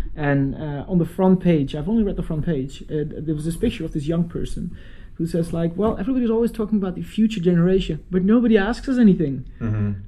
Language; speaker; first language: English; non-native, fluent; Dutch